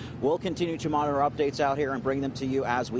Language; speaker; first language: English; native; English